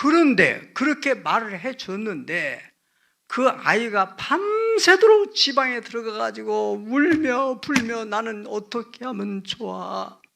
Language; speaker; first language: Korean; native; Korean